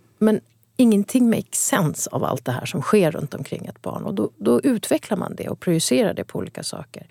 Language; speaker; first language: Swedish; early bilingual, other home language; Kurdish